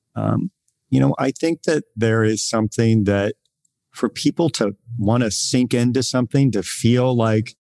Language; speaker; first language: English; native; English